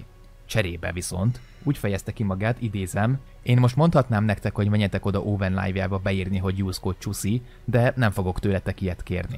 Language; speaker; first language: Hungarian; native; Hungarian